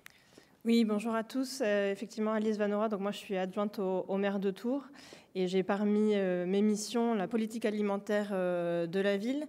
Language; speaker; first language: French; native; French